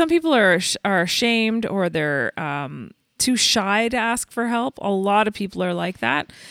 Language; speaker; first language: English; native; English